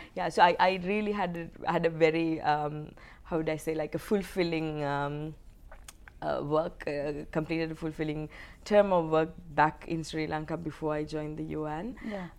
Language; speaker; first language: English; non-native, local second language; Sinhala